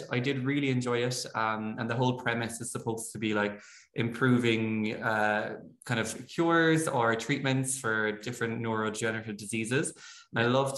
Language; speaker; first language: English; native; English